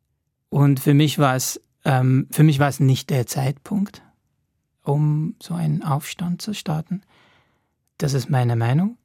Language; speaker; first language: German; non-native, fluent; Arabic